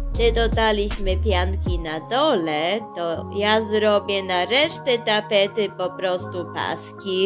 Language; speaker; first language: Polish; early bilingual, heritage; Polish